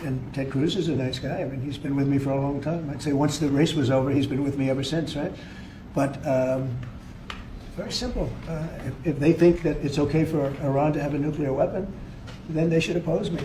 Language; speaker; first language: English; native; English